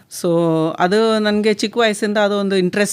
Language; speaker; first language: Kannada; non-native, local second language; Malayalam